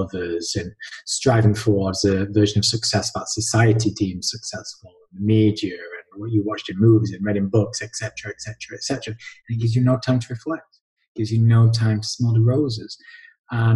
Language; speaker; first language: English; native; English